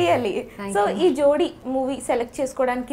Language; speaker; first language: Telugu; native; Telugu